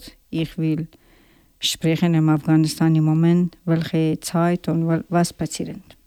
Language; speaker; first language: German; non-native, learner; Persian